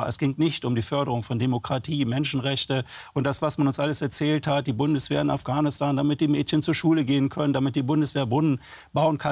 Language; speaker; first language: German; native; German